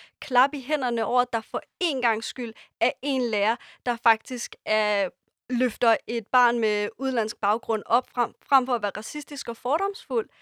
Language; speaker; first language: Danish; early bilingual, other home language; Persian